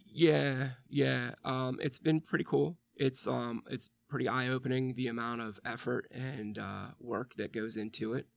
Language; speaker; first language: English; native; English